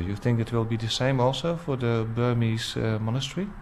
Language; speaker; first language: English; non-native, fluent; Dutch